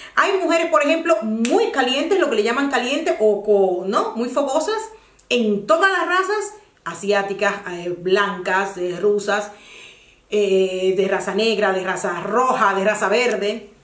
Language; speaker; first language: Spanish; native; Spanish